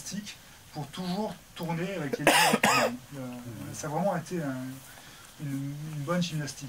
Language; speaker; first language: French; native; French